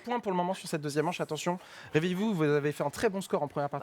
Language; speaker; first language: French; native; French